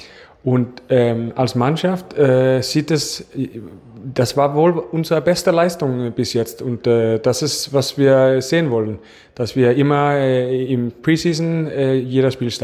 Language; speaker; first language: German; non-native, fluent; Danish